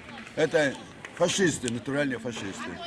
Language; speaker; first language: Russian; native; Russian